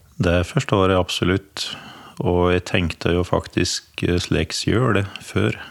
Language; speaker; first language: Norwegian; native; Norwegian